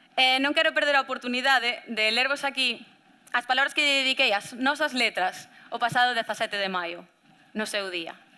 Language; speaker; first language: Galician; native; Galician